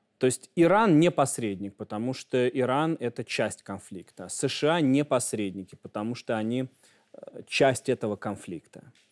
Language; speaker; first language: Russian; native; Russian